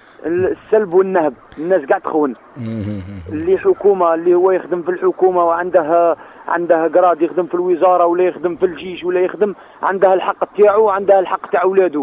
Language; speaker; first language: Arabic; native; Arabic